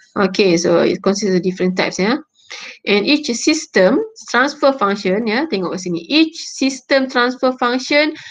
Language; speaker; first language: English; non-native, local second language; Malay